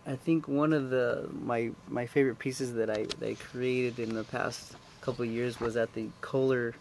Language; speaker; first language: English; native; English